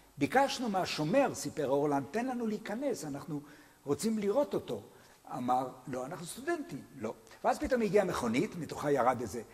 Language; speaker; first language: Hebrew; native; Hebrew